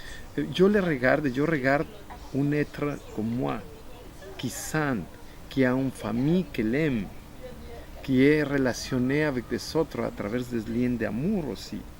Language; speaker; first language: French; non-native, fluent; Spanish